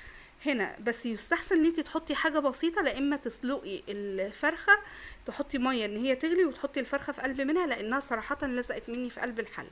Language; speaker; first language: Arabic; native; Arabic